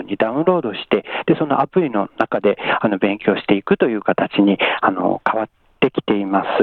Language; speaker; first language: Japanese; native; Japanese